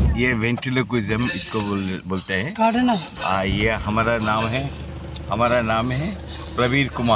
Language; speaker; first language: Hindi; non-native, local second language; Bangla